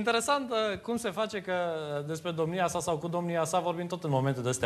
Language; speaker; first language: Romanian; native; Romanian